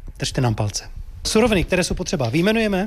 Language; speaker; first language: Czech; native; Czech